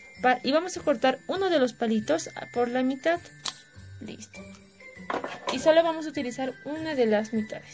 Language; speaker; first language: Spanish; native; Spanish